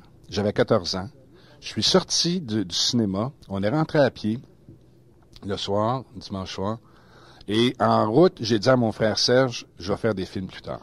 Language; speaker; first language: French; native; French